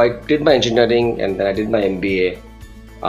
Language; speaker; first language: English; non-native, local second language; Gujarati